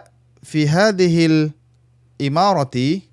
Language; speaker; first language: Arabic; non-native, fluent; Indonesian